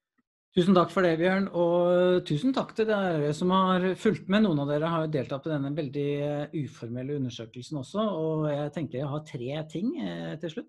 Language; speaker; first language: Norwegian; native; Norwegian